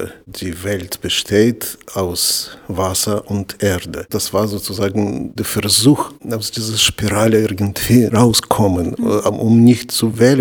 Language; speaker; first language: German; non-native, fluent; Russian